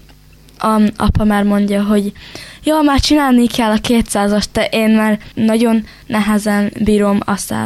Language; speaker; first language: Hungarian; early bilingual, heritage; Hungarian